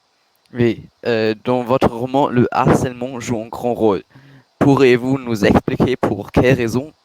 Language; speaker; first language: French; non-native, learner; German